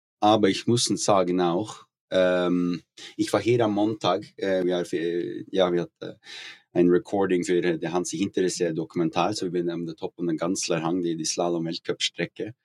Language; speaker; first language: German; non-native, learner; Norwegian